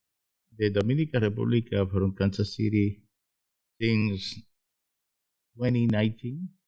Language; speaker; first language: English; non-native, learner; Spanish